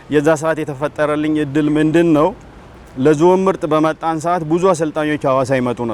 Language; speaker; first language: Amharic; non-native, local second language; Sidamo